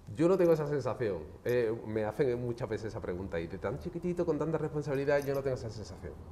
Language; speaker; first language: Spanish; native; Spanish